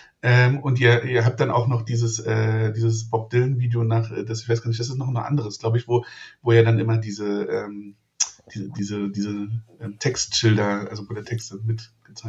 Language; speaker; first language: German; native; German